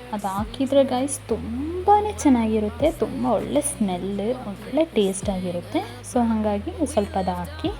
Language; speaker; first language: Kannada; non-native, local second language; Malayalam